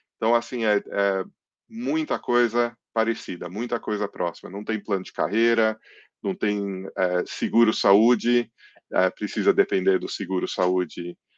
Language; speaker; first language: Portuguese; early bilingual, other home language; English